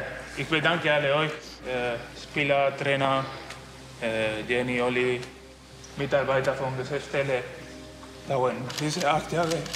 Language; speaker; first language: German; non-native, learner; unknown